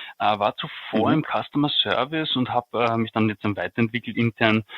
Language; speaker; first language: German; native; German